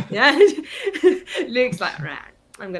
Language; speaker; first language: English; native; English